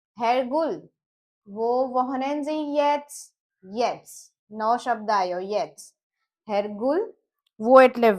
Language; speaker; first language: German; non-native, learner; Gujarati